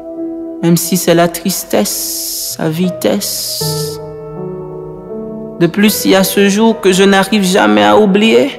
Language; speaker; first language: French; non-native, local second language; Haitian Creole